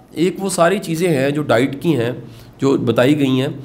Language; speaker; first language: Urdu; native; Urdu